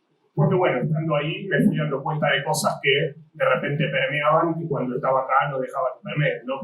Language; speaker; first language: Spanish; native; Spanish